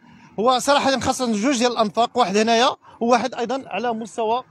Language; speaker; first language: Arabic; native; Arabic